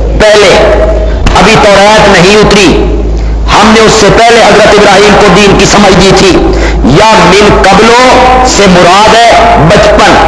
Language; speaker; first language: Urdu; non-native, local second language; Punjabi